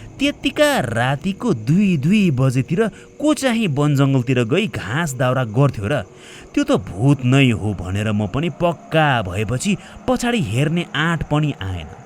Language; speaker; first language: Nepali; native; Nepali